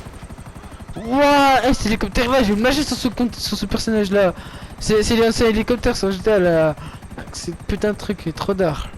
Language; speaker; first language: French; native; French